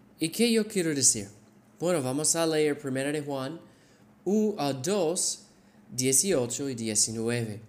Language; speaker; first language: Spanish; non-native, fluent; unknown